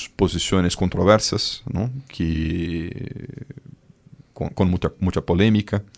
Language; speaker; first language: Spanish; non-native, fluent; Portuguese